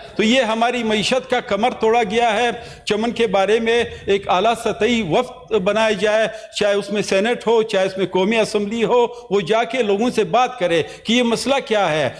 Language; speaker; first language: Urdu; non-native, local second language; Pashto